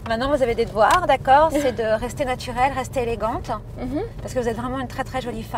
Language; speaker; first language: French; native; French